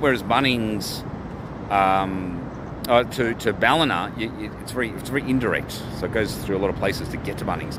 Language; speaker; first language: English; native; English